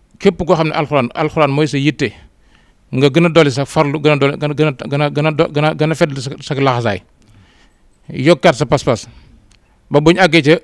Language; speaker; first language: Wolof; native; Wolof